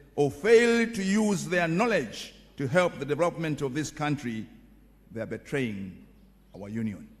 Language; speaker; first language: English; non-native, local second language; Swahili